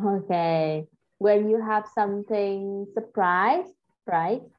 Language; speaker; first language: English; non-native, fluent; Vietnamese